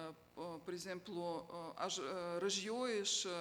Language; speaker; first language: Portuguese; non-native, fluent; Ukrainian